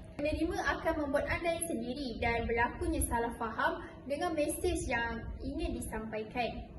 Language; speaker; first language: Malay; native; Malay